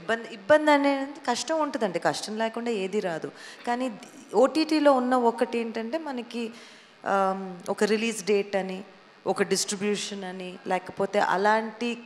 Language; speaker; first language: Telugu; native; Telugu